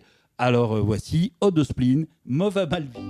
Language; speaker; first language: French; native; French